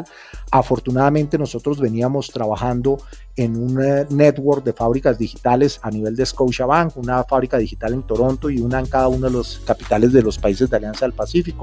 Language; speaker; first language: Spanish; native; Spanish